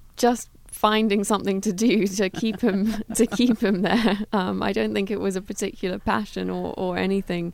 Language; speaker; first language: English; native; English